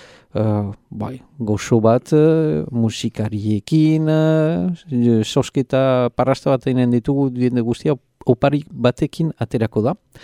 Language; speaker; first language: Basque; native; Basque